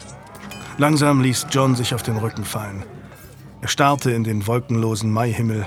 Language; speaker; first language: German; native; German